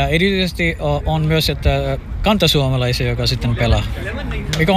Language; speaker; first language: Finnish; non-native, fluent; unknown